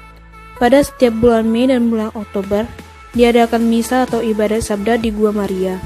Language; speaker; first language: Indonesian; native; Indonesian